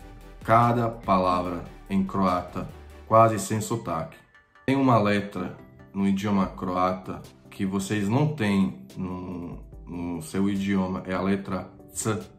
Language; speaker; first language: Portuguese; non-native, fluent; Croatian